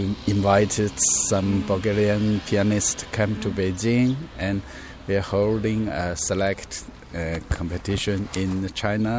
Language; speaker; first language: English; non-native, learner; Chinese